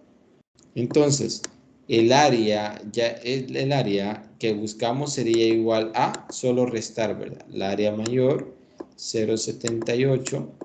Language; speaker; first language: Spanish; native; Spanish